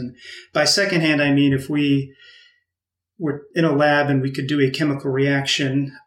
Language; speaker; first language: English; native; English